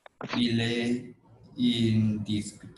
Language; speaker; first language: French; non-native, fluent; Spanish